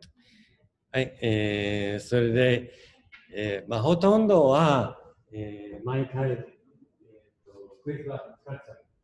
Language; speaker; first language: Japanese; non-native, fluent; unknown